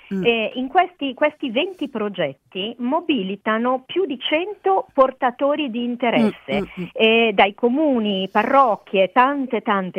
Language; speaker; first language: Italian; native; Italian